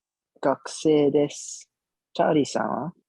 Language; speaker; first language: Japanese; non-native, learner; English